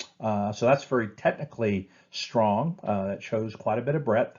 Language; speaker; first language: English; native; English